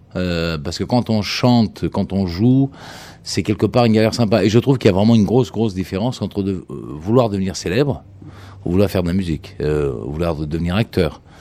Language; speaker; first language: French; early bilingual, other home language; Portuguese